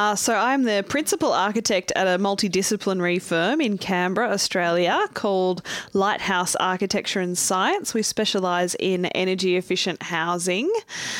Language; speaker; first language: English; native; English